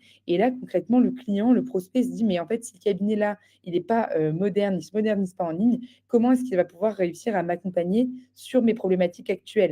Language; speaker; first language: French; native; French